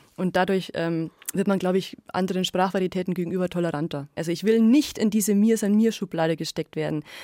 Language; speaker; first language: German; native; German